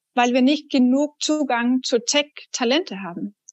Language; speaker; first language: German; non-native, fluent; Danish